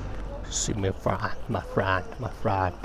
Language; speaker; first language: English; non-native, local second language; Tibetan